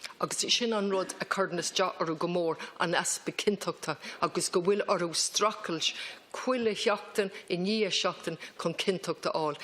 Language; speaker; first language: Irish; non-native, local second language; English